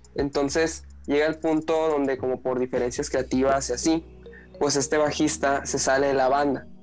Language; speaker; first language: Spanish; native; Spanish